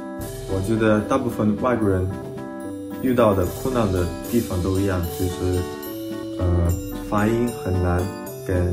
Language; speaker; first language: Chinese; non-native, fluent; Russian